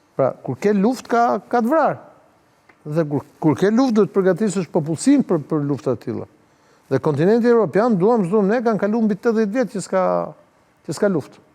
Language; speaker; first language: Albanian; native; Albanian